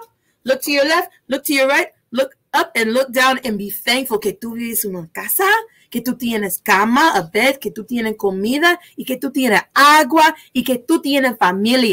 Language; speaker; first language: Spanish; early bilingual, heritage; Spanish